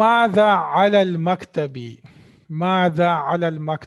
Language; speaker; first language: Arabic; non-native, fluent; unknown